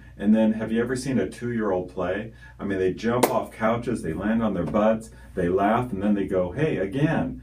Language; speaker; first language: English; native; English